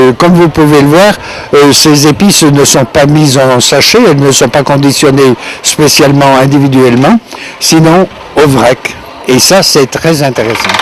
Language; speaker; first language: French; native; French